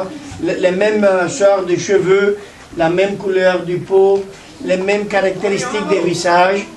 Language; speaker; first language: French; non-native, learner; Spanish